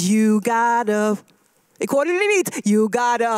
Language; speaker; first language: Dutch; native; Dutch